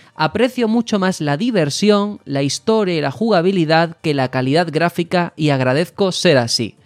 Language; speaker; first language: Spanish; native; Spanish